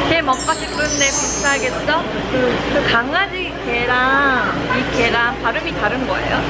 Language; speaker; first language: Korean; non-native, fluent; Japanese